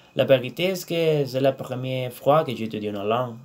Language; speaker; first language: French; non-native, learner; Spanish